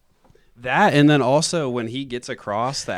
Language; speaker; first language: English; native; English